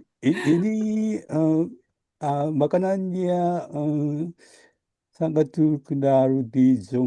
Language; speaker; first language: Indonesian; non-native, learner; Japanese